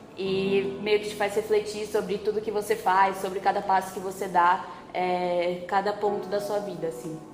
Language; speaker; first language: Portuguese; native; Portuguese